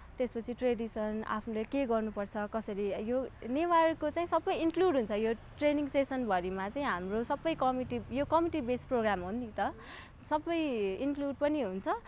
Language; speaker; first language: Nepali; native; Nepali